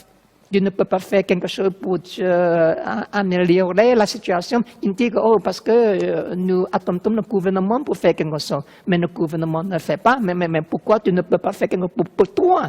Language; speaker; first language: French; non-native, fluent; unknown